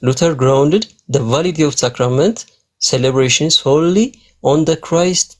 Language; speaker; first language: English; non-native, local second language; Amharic